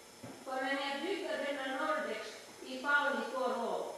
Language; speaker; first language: Swedish; native; Swedish